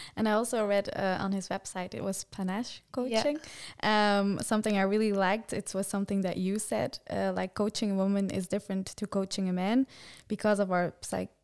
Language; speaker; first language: English; non-native, fluent; Dutch